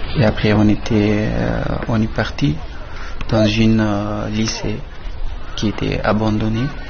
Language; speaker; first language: French; non-native, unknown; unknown